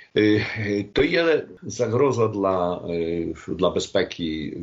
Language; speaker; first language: Polish; non-native, learner; Ukrainian